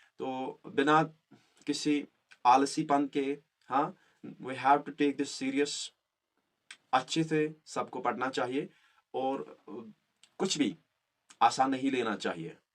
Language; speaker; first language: Hindi; non-native, local second language; Kashmiri